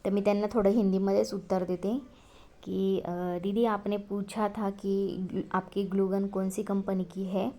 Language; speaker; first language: Hindi; non-native, local second language; Marathi